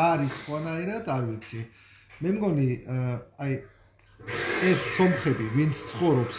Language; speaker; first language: Georgian; non-native, learner; German